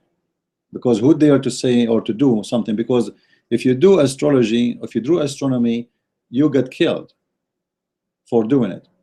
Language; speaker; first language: English; non-native, fluent; Arabic